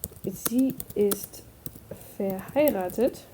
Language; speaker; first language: German; non-native, fluent; English